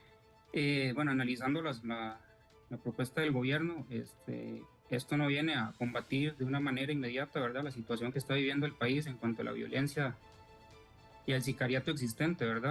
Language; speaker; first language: Spanish; native; Spanish